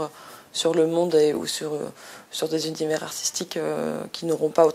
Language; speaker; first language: French; native; French